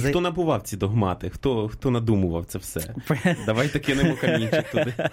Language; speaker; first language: Ukrainian; native; Ukrainian